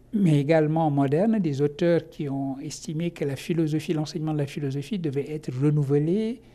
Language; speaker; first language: French; non-native, local second language; Wolof